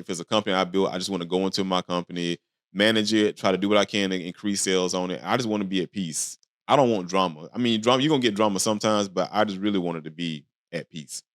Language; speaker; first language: English; native; English